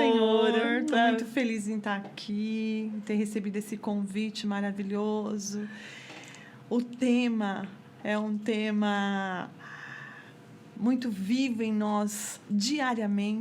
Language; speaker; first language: Portuguese; native; Portuguese